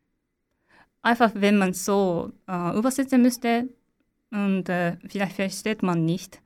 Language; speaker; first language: German; non-native, learner; Japanese